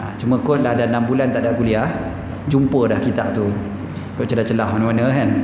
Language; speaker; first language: Malay; native; Malay